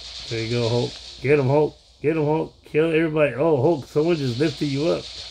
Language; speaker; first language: English; early bilingual, other home language; Spanish